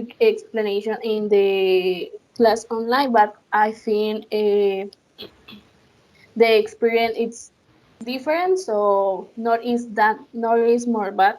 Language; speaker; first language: English; non-native, learner; Spanish